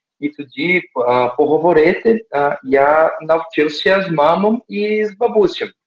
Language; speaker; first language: Ukrainian; early bilingual, heritage; Portuguese